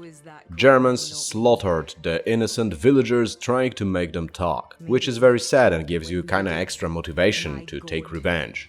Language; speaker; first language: English; non-native, fluent; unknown